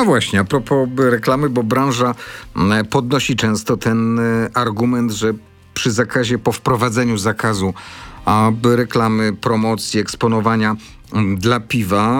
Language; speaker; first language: Polish; native; Polish